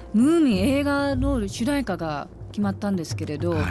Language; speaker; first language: Japanese; non-native, fluent; English